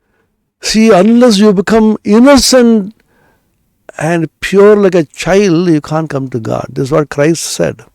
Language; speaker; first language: English; non-native, local second language; Bangla